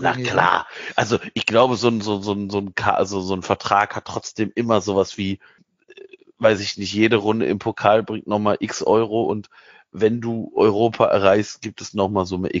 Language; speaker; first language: German; native; German